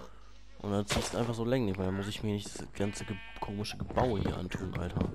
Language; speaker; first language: German; native; German